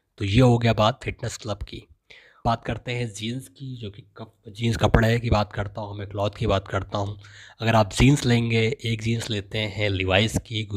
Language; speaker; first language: Hindi; native; Hindi